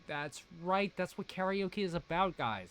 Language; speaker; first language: English; native; English